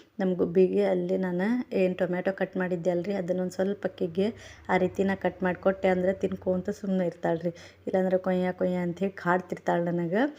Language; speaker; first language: Kannada; native; Kannada